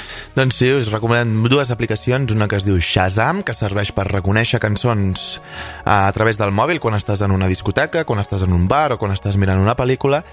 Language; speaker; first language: Catalan; native; Catalan